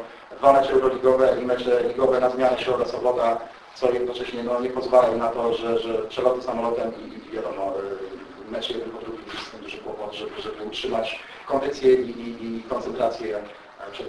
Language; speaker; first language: Polish; native; Polish